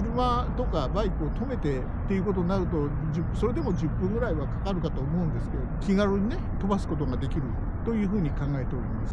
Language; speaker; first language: Japanese; native; Japanese